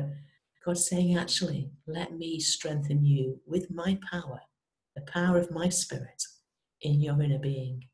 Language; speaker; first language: English; native; English